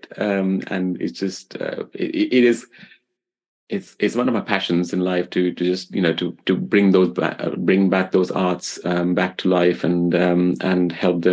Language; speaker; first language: English; non-native, local second language; Hindi